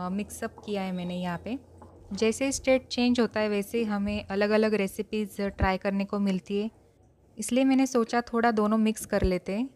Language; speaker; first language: Hindi; non-native, local second language; Marathi